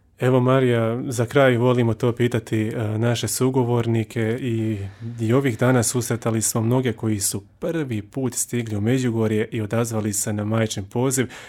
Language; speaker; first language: Croatian; native; Croatian